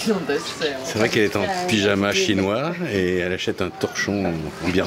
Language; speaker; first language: French; native; French